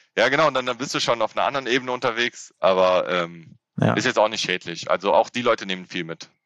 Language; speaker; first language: German; native; German